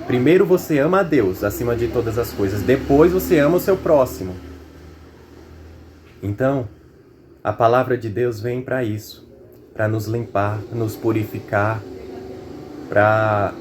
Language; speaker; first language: Portuguese; native; Portuguese